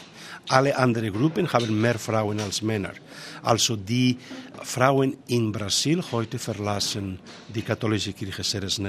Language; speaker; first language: German; non-native, learner; Spanish